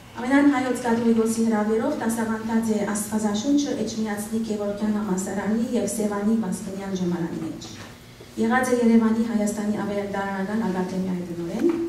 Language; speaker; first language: Armenian; early bilingual, heritage; Armenian